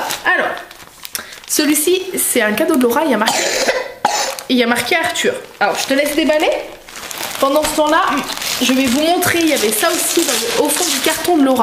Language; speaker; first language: French; native; French